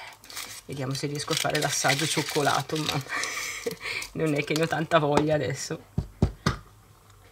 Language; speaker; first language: Italian; native; Italian